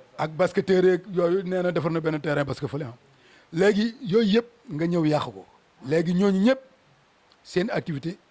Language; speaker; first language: Wolof; native; Wolof